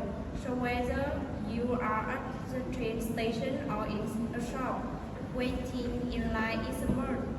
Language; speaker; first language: English; non-native, learner; Vietnamese